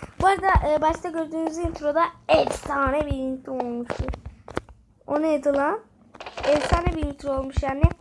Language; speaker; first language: Turkish; native; Turkish